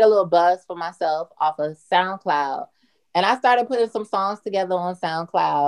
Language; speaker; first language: English; native; English